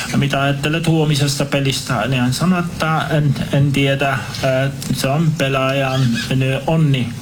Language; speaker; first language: Finnish; non-native, fluent; Turkish